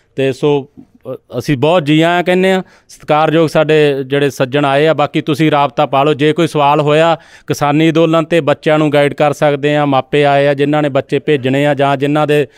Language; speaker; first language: Punjabi; native; Punjabi